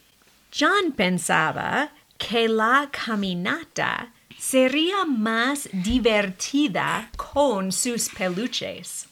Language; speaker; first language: Spanish; non-native, fluent; English